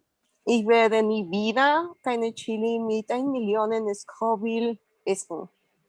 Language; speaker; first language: German; non-native, learner; Spanish